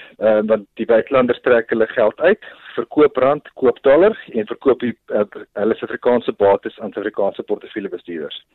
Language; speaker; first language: Afrikaans; native; Afrikaans